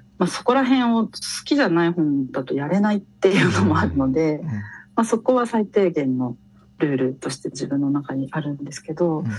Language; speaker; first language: Japanese; native; Japanese